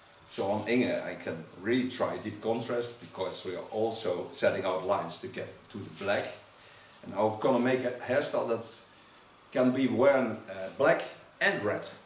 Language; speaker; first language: English; non-native, fluent; Dutch